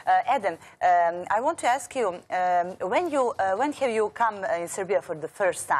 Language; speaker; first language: English; non-native, learner; Serbian